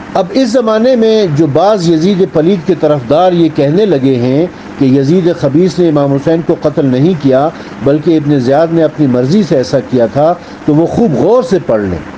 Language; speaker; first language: Urdu; native; Urdu